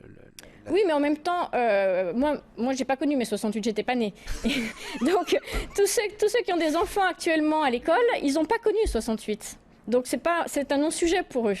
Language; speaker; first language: French; native; French